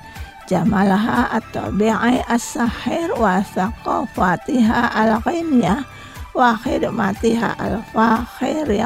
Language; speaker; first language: Arabic; non-native, fluent; Indonesian